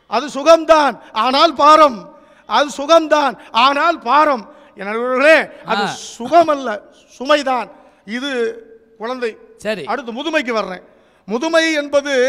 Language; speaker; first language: Tamil; native; Tamil